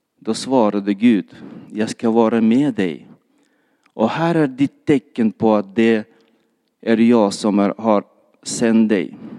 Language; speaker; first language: Swedish; non-native, fluent; Kyrgyz